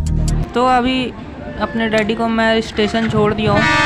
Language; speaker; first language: Hindi; native; Hindi